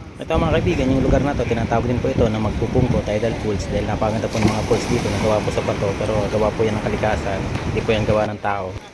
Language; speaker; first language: Filipino; native; Filipino